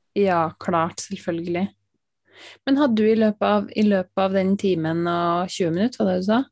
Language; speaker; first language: Norwegian; native; Norwegian